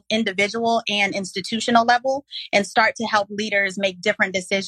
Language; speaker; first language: English; native; English